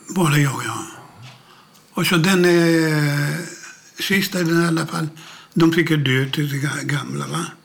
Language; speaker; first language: Swedish; non-native, learner; Greek